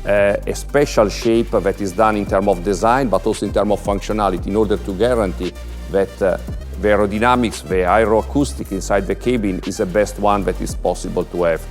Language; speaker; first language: English; non-native, fluent; Italian